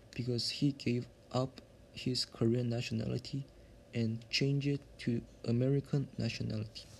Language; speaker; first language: English; non-native, learner; Korean